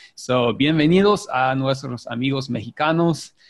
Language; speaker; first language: Spanish; non-native, fluent; English